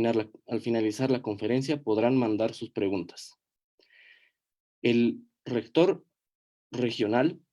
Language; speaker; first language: Spanish; native; Spanish